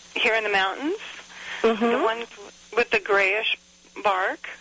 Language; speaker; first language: English; native; English